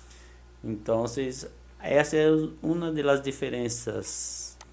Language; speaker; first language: Portuguese; non-native, learner; Spanish